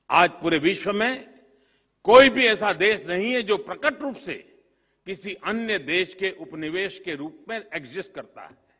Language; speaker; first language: Hindi; non-native, local second language; Gujarati